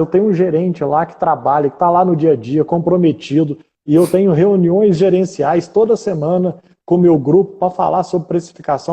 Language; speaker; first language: Portuguese; native; Portuguese